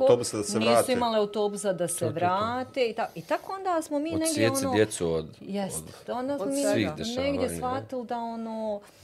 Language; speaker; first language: Bosnian; native; Bosnian